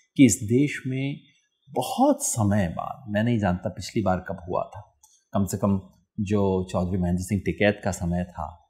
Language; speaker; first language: Hindi; native; Hindi